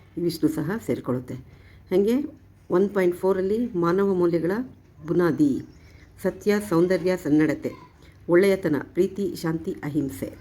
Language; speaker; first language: Kannada; native; Kannada